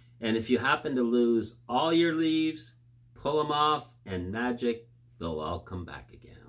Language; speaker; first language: English; native; English